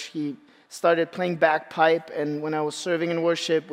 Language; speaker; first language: English; non-native, fluent; Turkish